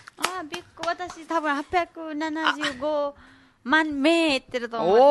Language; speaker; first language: Japanese; non-native, learner; Nepali